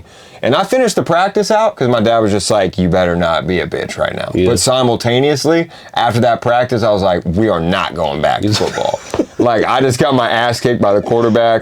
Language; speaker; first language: English; native; English